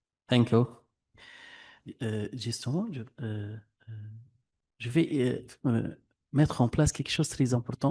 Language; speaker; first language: French; non-native, local second language; Arabic